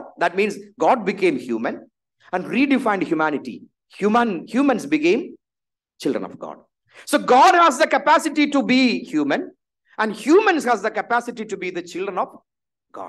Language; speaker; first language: English; non-native, local second language; Malayalam